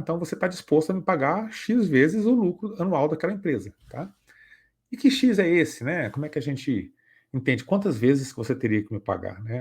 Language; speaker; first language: Portuguese; native; Portuguese